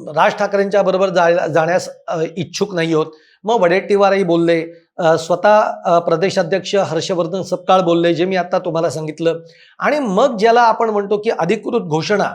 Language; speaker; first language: Marathi; native; Marathi